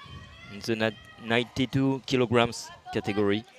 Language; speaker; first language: English; non-native, learner; French